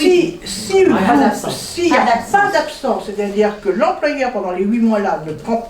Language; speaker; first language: French; native; French